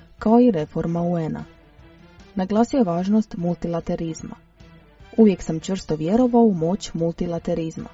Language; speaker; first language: Croatian; native; Croatian